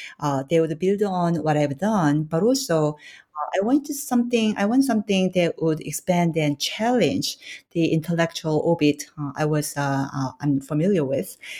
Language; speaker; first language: English; non-native, fluent; Korean